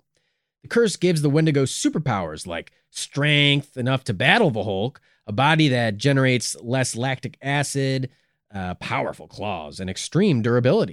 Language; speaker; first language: English; native; English